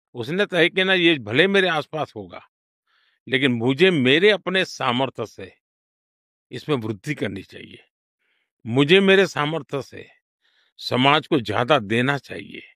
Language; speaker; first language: Hindi; non-native, local second language; Gujarati